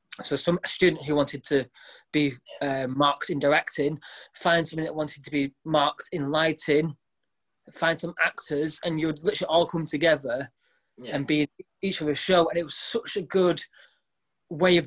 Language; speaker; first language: English; native; English